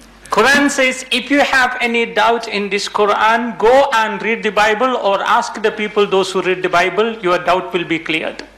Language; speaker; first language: English; non-native, local second language; Malayalam